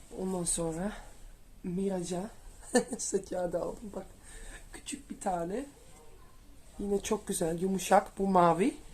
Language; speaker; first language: Turkish; non-native, learner; Dutch